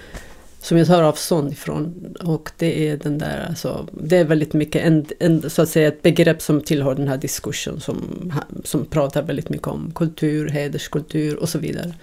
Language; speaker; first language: Swedish; non-native, fluent; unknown